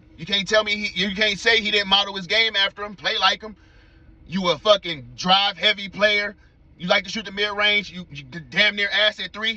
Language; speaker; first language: English; native; English